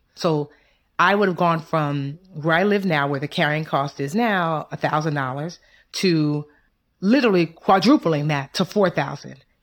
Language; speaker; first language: English; early bilingual, other home language; Yoruba